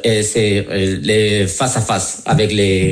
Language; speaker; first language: French; non-native, learner; Spanish